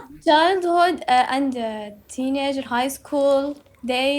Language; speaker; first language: English; non-native, learner; Uzbek